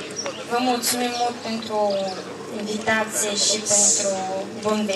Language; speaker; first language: Romanian; non-native, fluent; Bulgarian